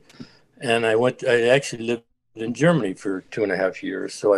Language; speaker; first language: English; native; English